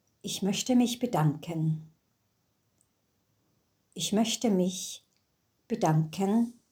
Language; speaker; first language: German; non-native, fluent; English